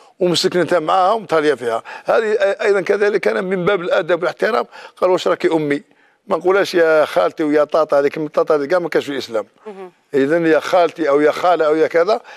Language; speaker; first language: Arabic; native; Arabic